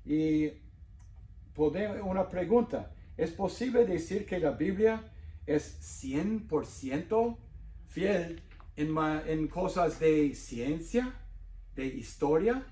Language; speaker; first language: Spanish; non-native, fluent; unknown